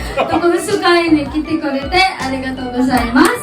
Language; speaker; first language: Japanese; non-native, learner; Filipino